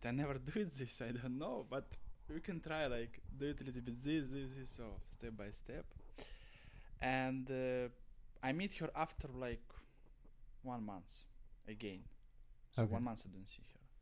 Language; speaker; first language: English; non-native, learner; Russian